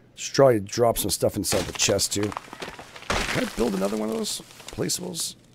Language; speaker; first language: English; native; English